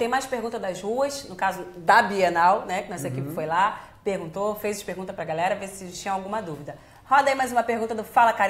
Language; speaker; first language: Portuguese; native; Portuguese